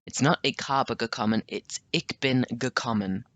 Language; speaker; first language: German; non-native, learner; English